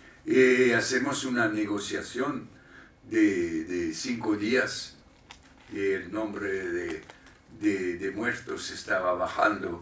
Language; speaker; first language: Spanish; non-native, fluent; French